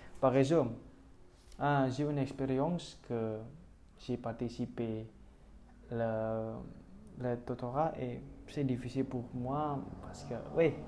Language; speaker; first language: French; non-native, learner; Indonesian